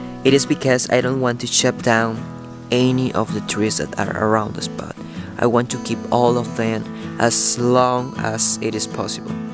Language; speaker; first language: English; non-native, fluent; Spanish